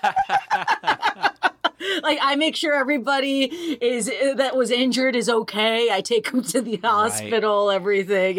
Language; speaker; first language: English; native; English